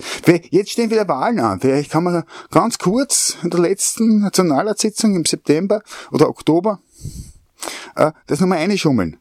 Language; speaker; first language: German; native; German